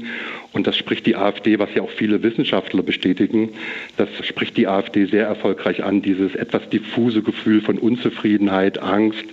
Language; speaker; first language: German; native; German